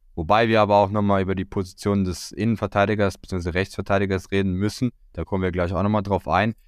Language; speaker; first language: German; early bilingual, other home language; Croatian